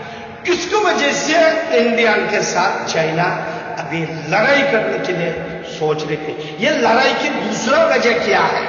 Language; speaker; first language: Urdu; non-native, learner; Uyghur